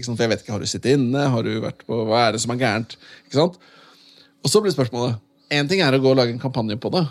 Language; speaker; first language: Norwegian; native; Norwegian